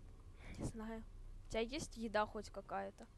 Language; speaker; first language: Russian; native; Russian